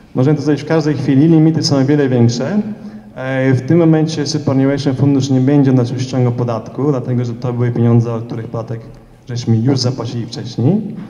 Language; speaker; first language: Polish; early bilingual, heritage; Polish